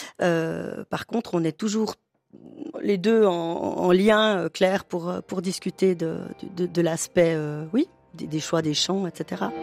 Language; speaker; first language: French; native; French